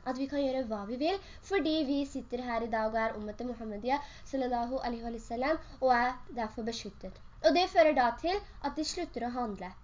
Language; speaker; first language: Norwegian; early bilingual, other home language; Urdu